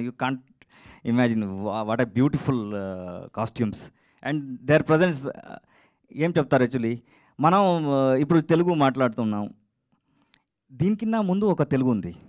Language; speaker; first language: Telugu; non-native, learner; Kannada